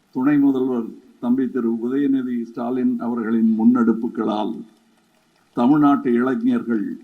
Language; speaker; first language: Tamil; native; Tamil